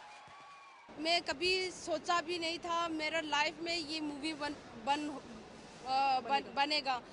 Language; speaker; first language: Hindi; non-native, local second language; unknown